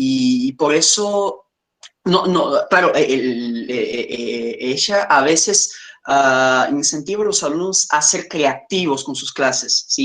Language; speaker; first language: Spanish; non-native, fluent; Portuguese